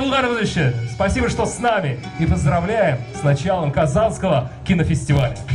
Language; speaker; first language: Russian; native; Russian